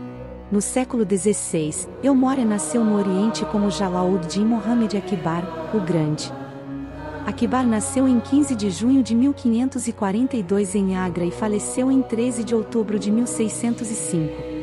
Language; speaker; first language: Portuguese; native; Portuguese